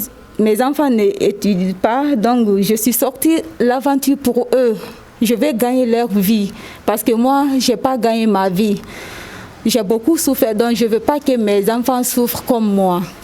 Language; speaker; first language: French; non-native, local second language; Susu